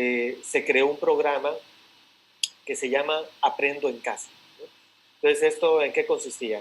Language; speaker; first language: Spanish; native; Spanish